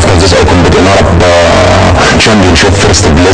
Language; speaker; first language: English; non-native, learner; Arabic